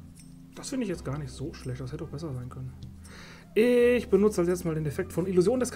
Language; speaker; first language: German; native; German